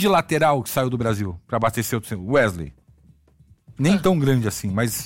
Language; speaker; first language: Portuguese; native; Portuguese